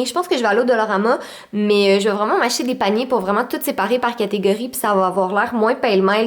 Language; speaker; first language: French; native; French